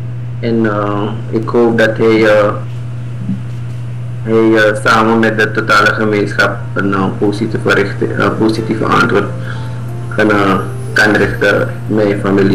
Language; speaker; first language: Dutch; non-native, local second language; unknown